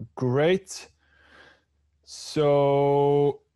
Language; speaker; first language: English; non-native, fluent; Swedish